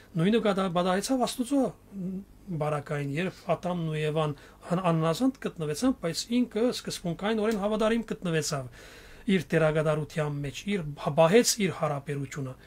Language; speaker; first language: Armenian; native; Armenian